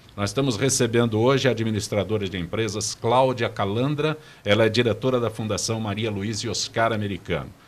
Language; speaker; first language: Portuguese; native; Portuguese